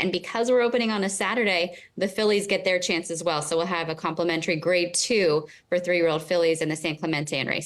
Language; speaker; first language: English; native; English